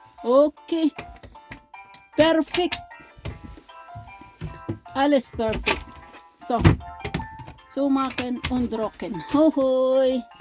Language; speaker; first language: German; non-native, learner; Filipino